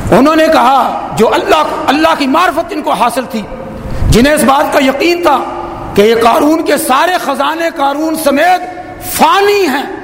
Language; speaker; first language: Urdu; native; Urdu